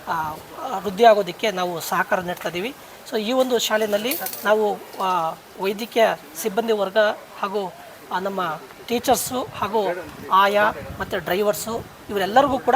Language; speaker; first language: Kannada; native; Kannada